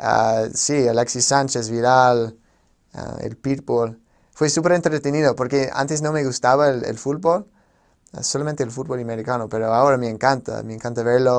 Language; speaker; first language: Spanish; non-native, fluent; English